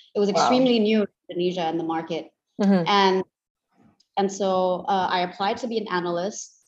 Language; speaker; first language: English; non-native, fluent; Indonesian